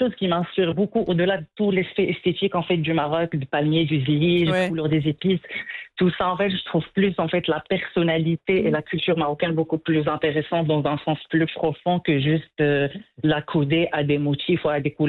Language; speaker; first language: French; non-native, local second language; Arabic